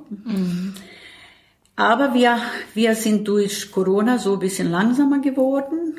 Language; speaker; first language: German; non-native, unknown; Bosnian